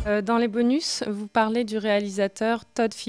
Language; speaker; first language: French; native; French